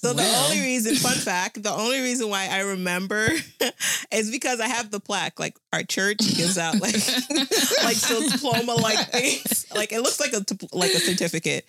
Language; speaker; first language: English; native; English